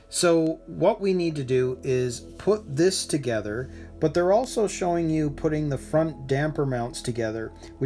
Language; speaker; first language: English; native; English